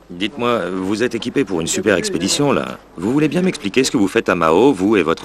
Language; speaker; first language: French; native; French